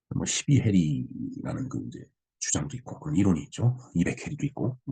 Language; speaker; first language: Korean; native; Korean